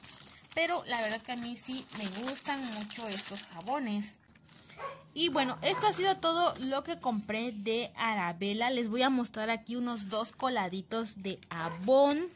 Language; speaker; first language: Spanish; native; Spanish